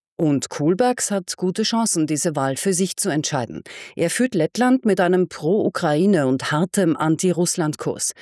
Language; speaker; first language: German; native; German